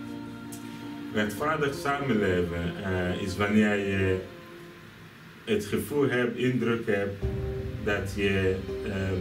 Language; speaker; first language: Dutch; non-native, fluent; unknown